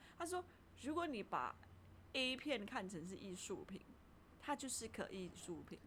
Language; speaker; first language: Chinese; native; Chinese